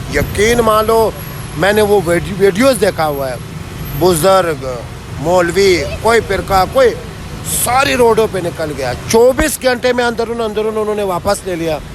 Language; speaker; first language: Urdu; non-native, local second language; Pashto